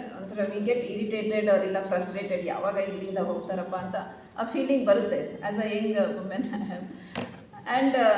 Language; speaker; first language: Kannada; native; Kannada